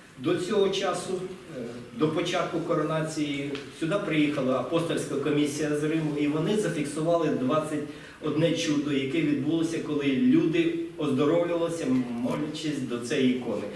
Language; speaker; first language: Ukrainian; native; Ukrainian